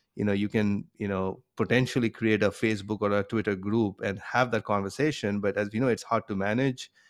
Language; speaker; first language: English; non-native, local second language; Bangla